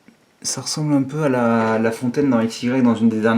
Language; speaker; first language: French; native; French